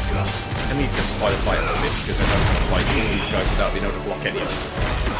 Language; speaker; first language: English; native; English